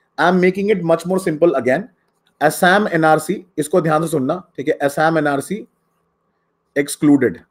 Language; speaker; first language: Hindi; native; Hindi